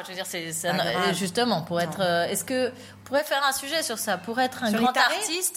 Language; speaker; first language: French; native; French